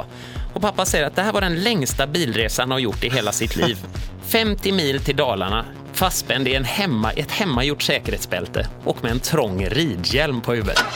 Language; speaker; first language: Swedish; native; Swedish